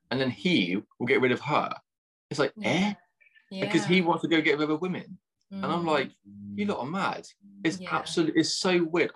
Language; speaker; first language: English; native; English